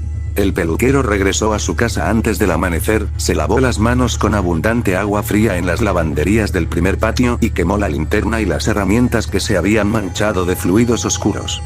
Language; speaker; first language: Spanish; native; Spanish